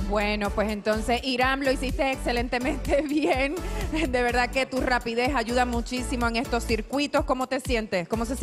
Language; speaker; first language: Spanish; native; Spanish